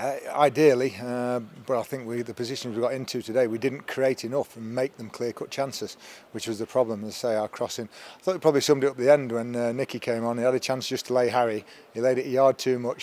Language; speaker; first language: English; native; English